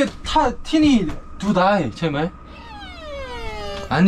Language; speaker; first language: Thai; non-native, learner; Korean